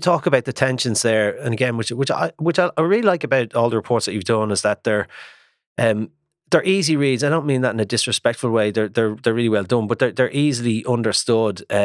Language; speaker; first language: English; native; English